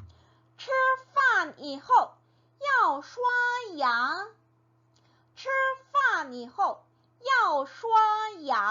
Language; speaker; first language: Chinese; non-native, fluent; Korean